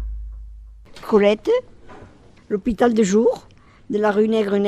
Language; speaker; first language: French; native; French